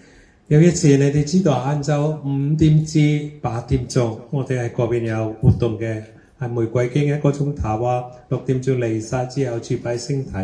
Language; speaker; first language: Cantonese; early bilingual, heritage; Cantonese